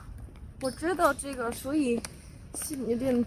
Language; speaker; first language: Chinese; non-native, learner; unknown